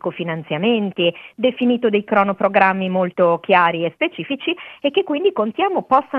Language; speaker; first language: Italian; native; Italian